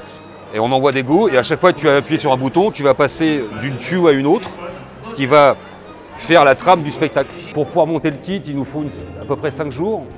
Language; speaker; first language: French; native; French